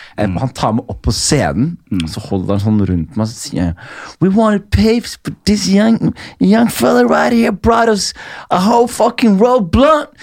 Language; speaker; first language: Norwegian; early bilingual, other home language; Somali